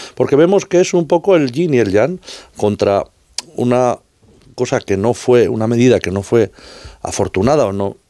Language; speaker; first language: Spanish; native; Spanish